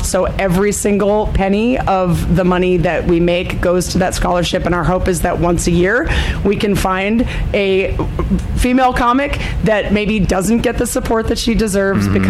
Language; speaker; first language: English; native; English